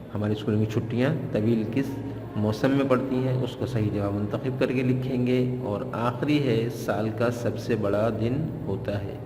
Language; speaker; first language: Urdu; native; Urdu